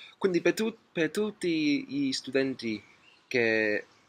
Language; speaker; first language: Italian; non-native, learner; English